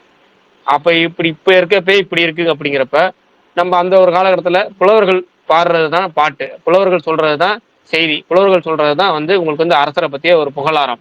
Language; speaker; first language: Tamil; native; Tamil